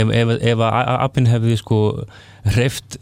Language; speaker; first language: Icelandic; native; Icelandic